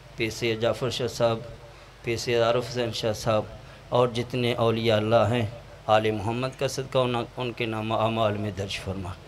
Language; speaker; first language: Urdu; non-native, local second language; Punjabi